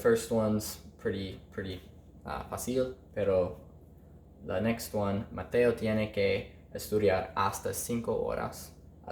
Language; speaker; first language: Spanish; non-native, learner; English